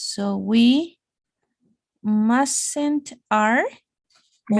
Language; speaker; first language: English; non-native, fluent; Spanish